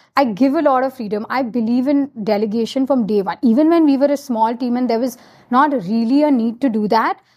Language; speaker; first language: English; non-native, local second language; Hindi